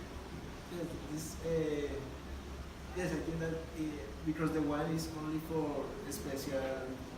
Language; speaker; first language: English; non-native, learner; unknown